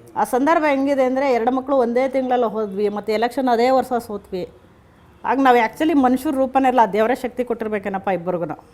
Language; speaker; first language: Kannada; native; Kannada